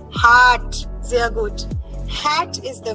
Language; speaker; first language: German; non-native, fluent; Hindi